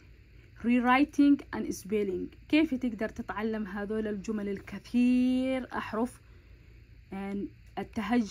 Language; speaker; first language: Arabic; non-native, local second language; Somali